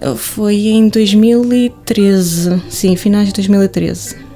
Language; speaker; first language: Portuguese; native; Portuguese